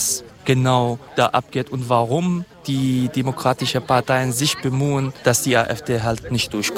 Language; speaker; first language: German; non-native, fluent; Kurdish